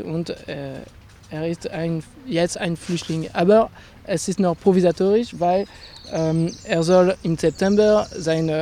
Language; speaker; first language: German; non-native, fluent; French